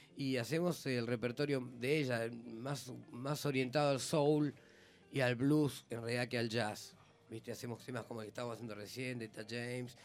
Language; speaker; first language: Spanish; native; Spanish